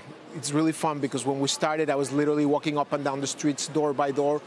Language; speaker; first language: English; non-native, fluent; Spanish